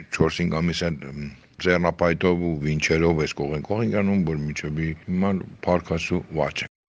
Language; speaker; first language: Armenian; native; Armenian